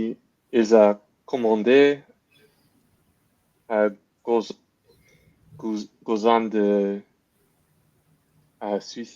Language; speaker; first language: French; non-native, learner; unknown